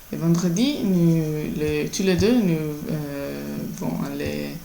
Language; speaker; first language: French; non-native, learner; Italian